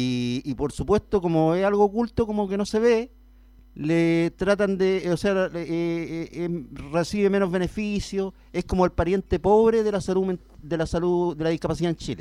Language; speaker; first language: Spanish; native; Spanish